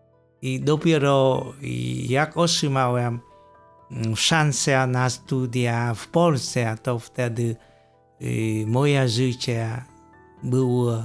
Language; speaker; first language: Polish; non-native, fluent; Vietnamese